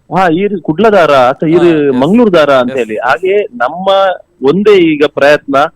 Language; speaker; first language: Kannada; non-native, local second language; Tulu